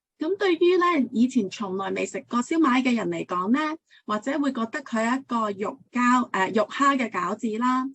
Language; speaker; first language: Cantonese; early bilingual, heritage; Cantonese